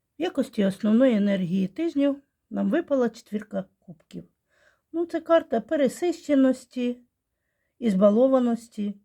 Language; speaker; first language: Ukrainian; non-native, local second language; Russian